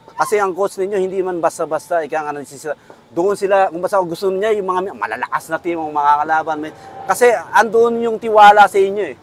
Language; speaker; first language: Filipino; native; Filipino